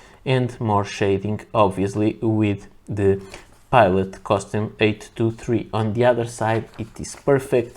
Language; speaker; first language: English; non-native, fluent; Portuguese